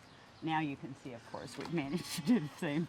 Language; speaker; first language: English; native; English